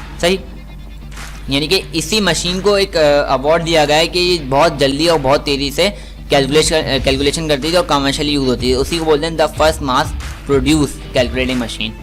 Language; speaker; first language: Urdu; native; Urdu